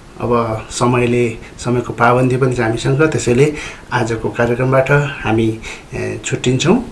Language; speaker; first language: Nepali; native; Nepali